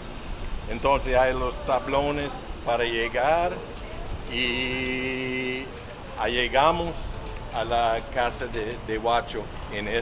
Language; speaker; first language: Spanish; non-native, learner; English